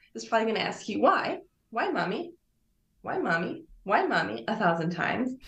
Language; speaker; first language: English; early bilingual, other home language; Spanish